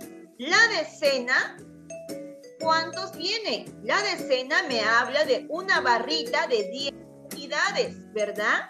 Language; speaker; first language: Spanish; native; Spanish